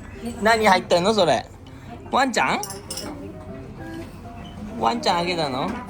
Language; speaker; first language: Japanese; non-native, fluent; Filipino